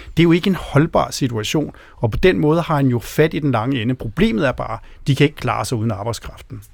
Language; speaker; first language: Danish; native; Danish